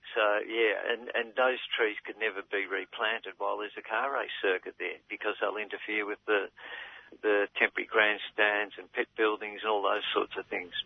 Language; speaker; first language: English; native; English